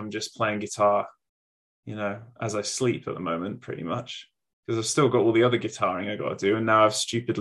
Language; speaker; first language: English; native; English